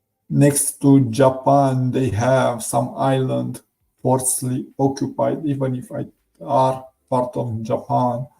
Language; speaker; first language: English; non-native, learner; Romanian